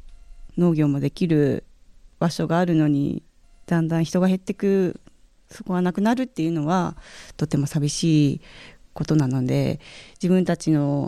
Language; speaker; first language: Japanese; native; Japanese